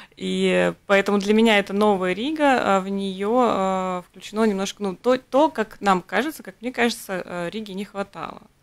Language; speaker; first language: Russian; native; Russian